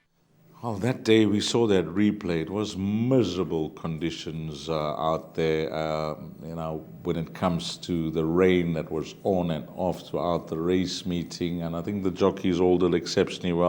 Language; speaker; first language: English; native; English